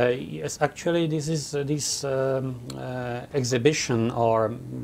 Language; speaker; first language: English; non-native, fluent; Czech